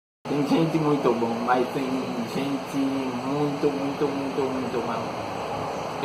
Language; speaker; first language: Portuguese; non-native, learner; Haitian Creole